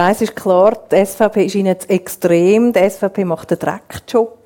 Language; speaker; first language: German; native; German